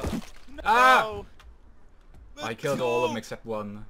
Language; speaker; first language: English; native; English